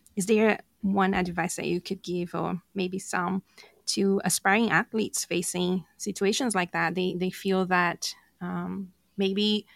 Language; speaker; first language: English; non-native, fluent; Portuguese